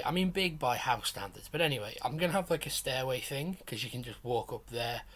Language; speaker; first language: English; native; English